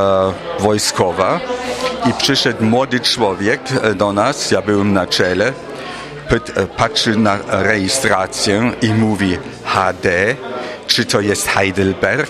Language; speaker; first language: Polish; non-native, fluent; German